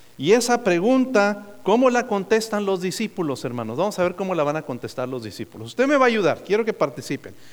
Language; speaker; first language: Spanish; native; Spanish